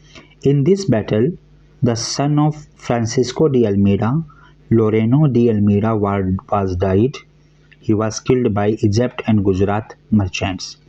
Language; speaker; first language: English; non-native, local second language; Hindi